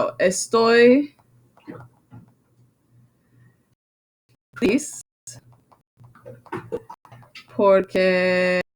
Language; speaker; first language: Spanish; non-native, fluent; English